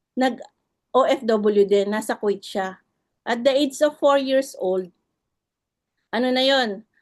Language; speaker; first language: Filipino; non-native, local second language; Iloko